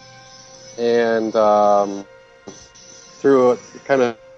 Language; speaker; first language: English; native; English